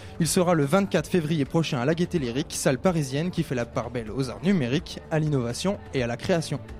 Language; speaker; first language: French; native; French